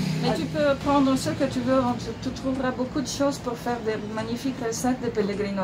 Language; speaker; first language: French; non-native, fluent; Italian